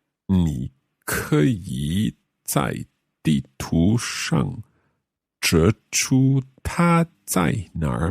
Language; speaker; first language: Chinese; non-native, learner; English